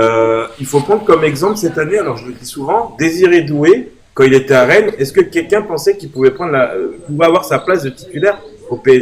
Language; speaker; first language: French; native; French